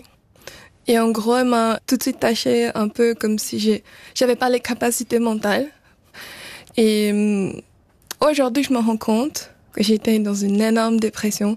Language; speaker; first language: French; early bilingual, other home language; Portuguese